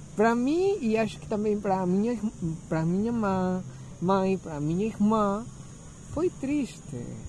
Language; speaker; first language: Portuguese; non-native, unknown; Spanish